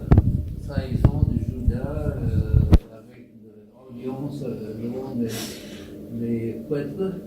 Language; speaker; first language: French; non-native, fluent; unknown